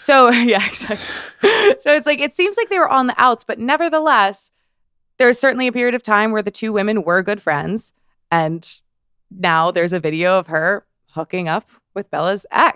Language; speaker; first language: English; native; English